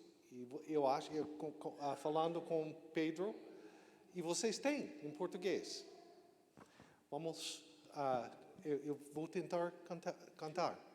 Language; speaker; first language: Portuguese; non-native, learner; English